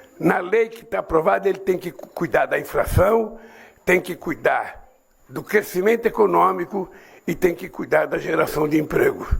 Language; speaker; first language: Portuguese; native; Portuguese